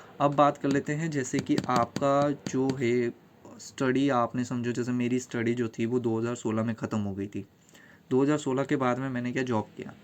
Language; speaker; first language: Hindi; native; Hindi